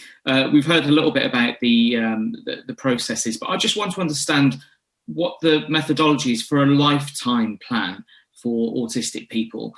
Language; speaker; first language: English; native; English